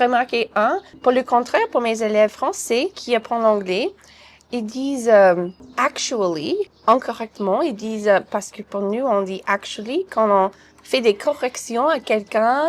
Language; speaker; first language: French; non-native, fluent; English